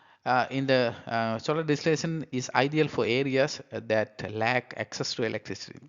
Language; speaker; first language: English; non-native, local second language; Tamil